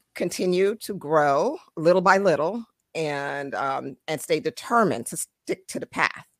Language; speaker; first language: English; native; English